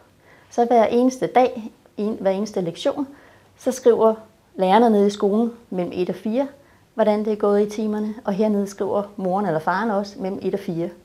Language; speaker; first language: Danish; native; Danish